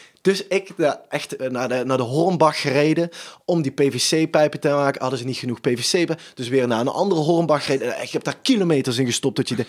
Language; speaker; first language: Dutch; native; Dutch